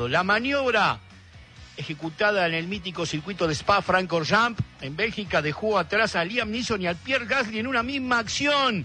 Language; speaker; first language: Spanish; native; Spanish